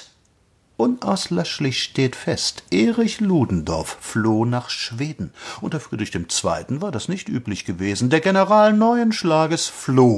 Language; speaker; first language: German; native; German